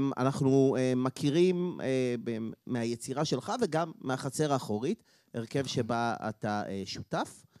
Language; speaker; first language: Hebrew; native; Hebrew